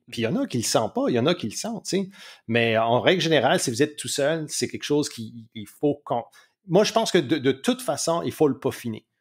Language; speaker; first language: French; native; French